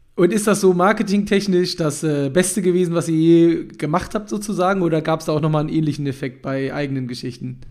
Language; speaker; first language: German; native; German